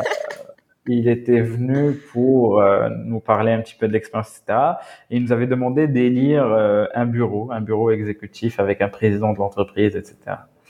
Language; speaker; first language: French; non-native, local second language; Arabic